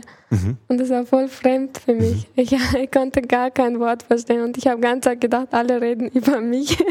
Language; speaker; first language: German; early bilingual, other home language; Chechen